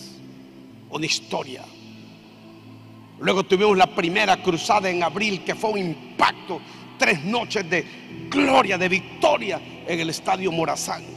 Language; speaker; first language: Spanish; native; Spanish